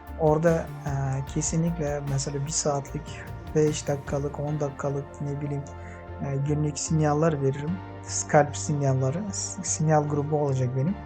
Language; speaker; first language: Turkish; non-native, fluent; Uzbek